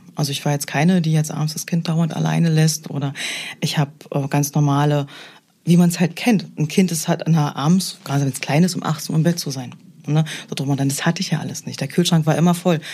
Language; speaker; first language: German; native; German